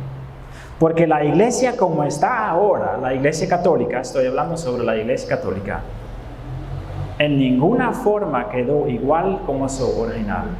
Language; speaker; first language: Spanish; non-native, fluent; Dutch